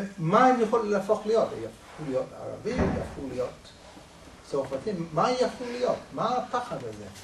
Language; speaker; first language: Hebrew; non-native, fluent; English